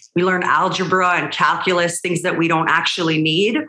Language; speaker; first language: English; early bilingual, other home language; Hebrew